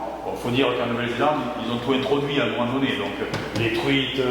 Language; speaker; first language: French; native; French